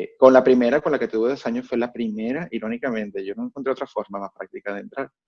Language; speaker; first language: Spanish; native; Spanish